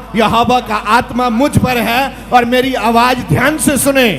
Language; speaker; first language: Hindi; non-native, local second language; Punjabi